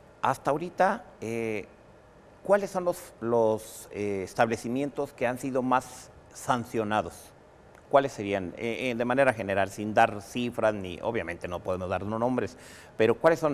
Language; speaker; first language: Spanish; native; Spanish